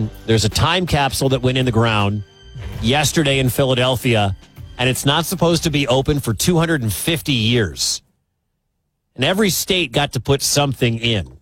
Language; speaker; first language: English; native; English